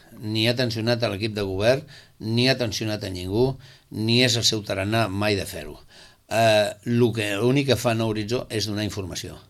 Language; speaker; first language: Catalan; native; Catalan